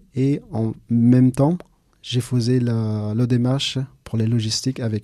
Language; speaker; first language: French; non-native, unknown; Persian